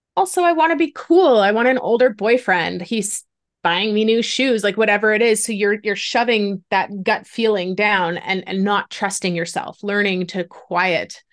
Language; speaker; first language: English; native; English